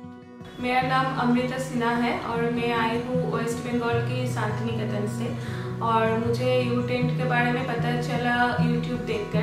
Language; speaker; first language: Hindi; non-native, local second language; Bangla